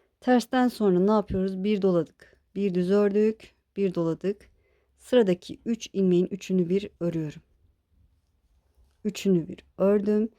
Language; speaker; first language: Turkish; native; Turkish